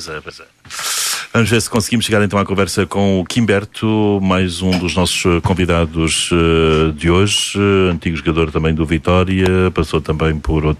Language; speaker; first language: Portuguese; native; Portuguese